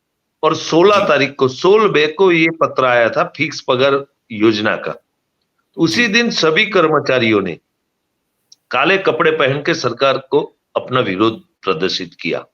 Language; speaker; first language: Hindi; non-native, local second language; Gujarati